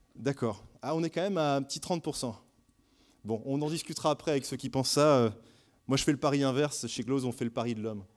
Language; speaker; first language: French; native; French